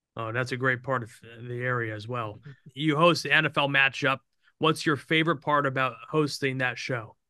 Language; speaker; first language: English; native; English